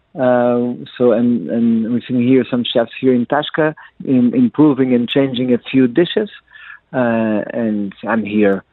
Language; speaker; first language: English; non-native, fluent; Portuguese